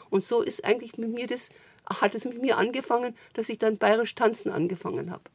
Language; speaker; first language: German; early bilingual, other home language; French